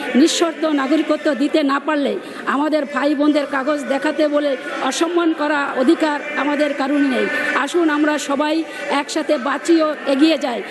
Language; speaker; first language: Bangla; native; Bangla